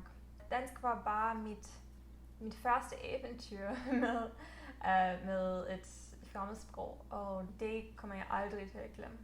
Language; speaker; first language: Danish; non-native, fluent; English